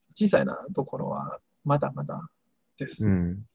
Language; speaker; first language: Japanese; non-native, fluent; Chinese